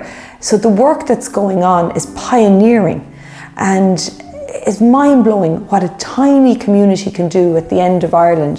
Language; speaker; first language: English; native; English